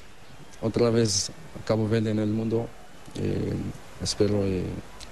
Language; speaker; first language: Spanish; non-native, learner; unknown